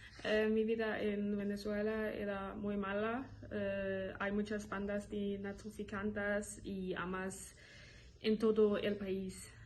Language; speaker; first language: Spanish; non-native, learner; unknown